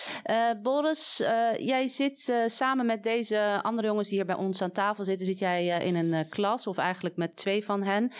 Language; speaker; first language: Dutch; native; Dutch